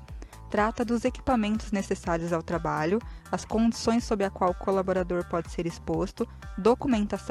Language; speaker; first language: Portuguese; native; Portuguese